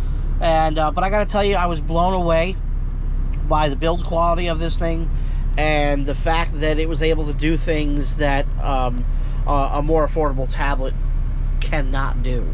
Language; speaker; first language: English; native; English